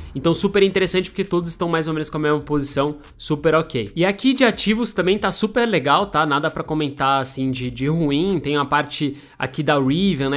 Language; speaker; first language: Portuguese; native; Portuguese